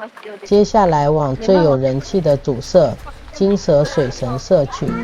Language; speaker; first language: Chinese; native; Chinese